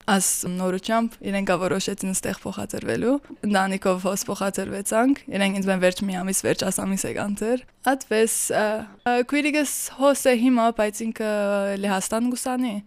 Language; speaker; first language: Armenian; early bilingual, heritage; Armenian